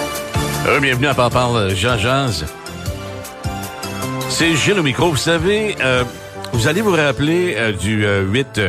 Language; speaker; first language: French; native; French